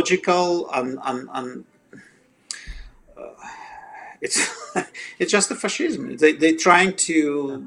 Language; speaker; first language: English; non-native, fluent; Russian